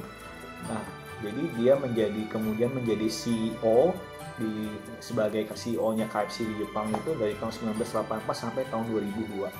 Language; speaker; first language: Indonesian; native; Indonesian